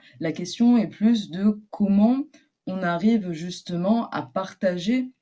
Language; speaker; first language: French; native; French